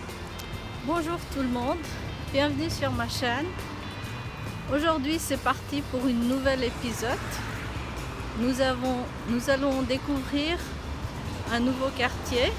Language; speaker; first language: French; non-native, fluent; Bangla